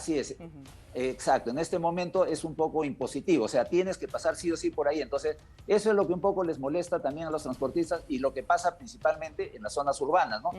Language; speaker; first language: Spanish; native; Spanish